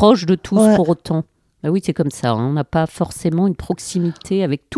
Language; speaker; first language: French; native; French